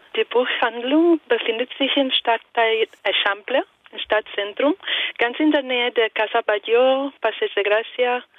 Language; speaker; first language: German; non-native, fluent; Italian